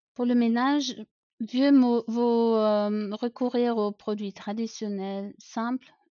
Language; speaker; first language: French; non-native, fluent; German